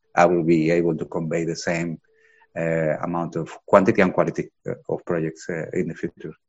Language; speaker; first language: English; non-native, fluent; Spanish